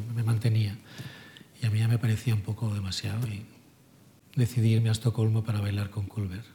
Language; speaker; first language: Spanish; native; Spanish